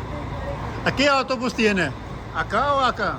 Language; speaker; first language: Spanish; non-native, learner; Hindi